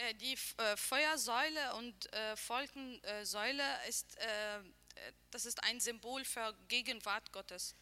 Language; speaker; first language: German; non-native, learner; Arabic